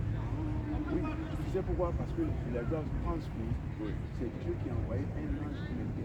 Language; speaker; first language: French; non-native, local second language; Baoulé